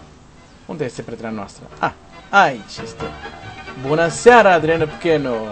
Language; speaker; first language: Romanian; non-native, learner; Portuguese